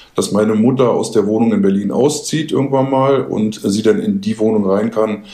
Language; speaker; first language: German; native; German